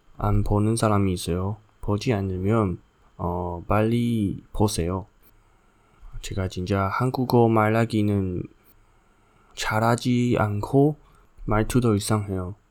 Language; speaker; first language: Korean; non-native, learner; Chinese